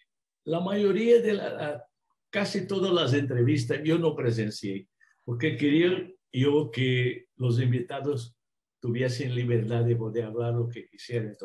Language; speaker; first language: Spanish; non-native, fluent; Portuguese